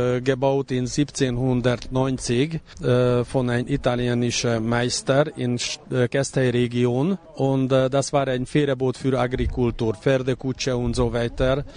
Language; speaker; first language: German; non-native, learner; Hungarian